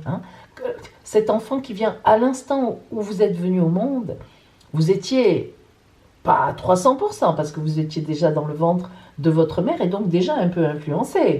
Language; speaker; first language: French; native; French